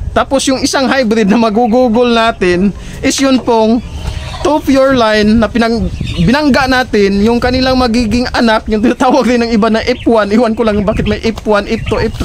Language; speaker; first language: Filipino; non-native, local second language; Cebuano